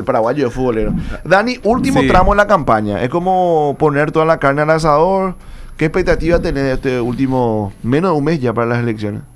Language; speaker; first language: Spanish; native; Spanish